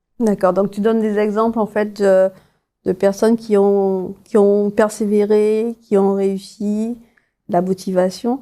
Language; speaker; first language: French; native; French